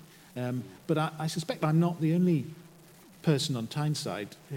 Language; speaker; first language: English; native; English